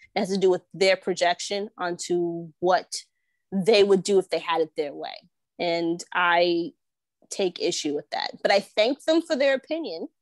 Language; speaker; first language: English; native; English